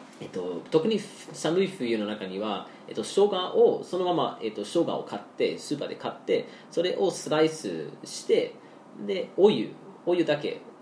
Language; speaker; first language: Japanese; non-native, fluent; English